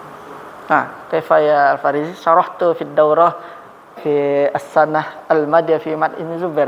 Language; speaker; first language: Arabic; non-native, fluent; Indonesian